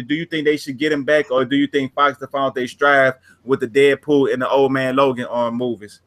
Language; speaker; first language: English; native; English